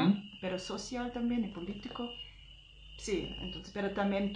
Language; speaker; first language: Spanish; non-native, fluent; German